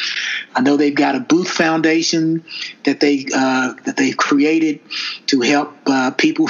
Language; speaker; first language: English; native; English